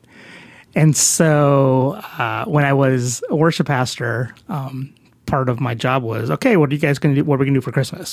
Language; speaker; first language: English; native; English